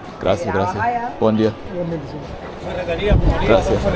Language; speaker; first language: Spanish; non-native, learner; English